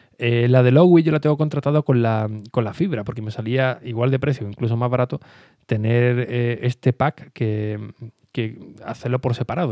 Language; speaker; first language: Spanish; native; Spanish